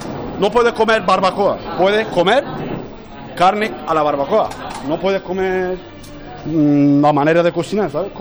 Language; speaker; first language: Spanish; non-native, learner; Turkish